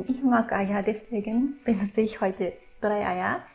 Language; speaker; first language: German; non-native, fluent; Japanese